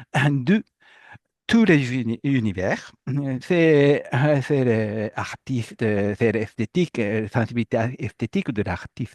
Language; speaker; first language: French; non-native, fluent; Japanese